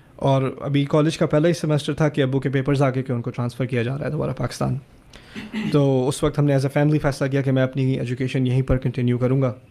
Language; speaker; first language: Urdu; early bilingual, other home language; German